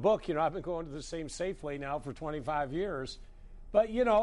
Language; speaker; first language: English; native; English